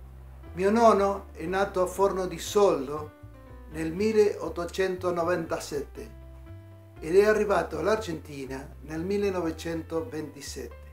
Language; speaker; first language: Italian; early bilingual, heritage; Spanish